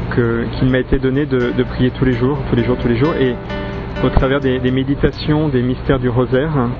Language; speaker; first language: French; native; French